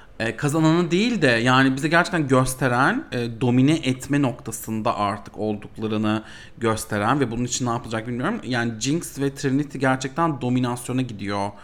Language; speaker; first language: Turkish; native; Turkish